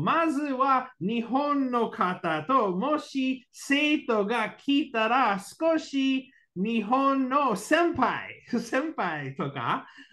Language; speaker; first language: Japanese; non-native, learner; English